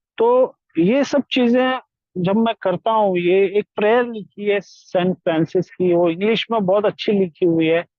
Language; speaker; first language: Hindi; non-native, local second language; Marathi